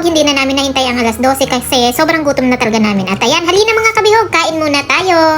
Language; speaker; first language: Filipino; non-native, local second language; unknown